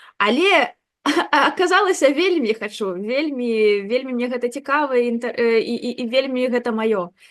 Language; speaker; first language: Belarusian; non-native, local second language; Russian